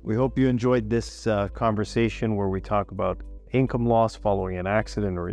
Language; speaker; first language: English; native; English